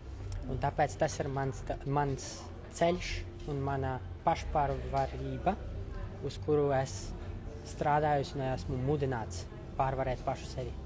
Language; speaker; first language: Latvian; non-native, local second language; Russian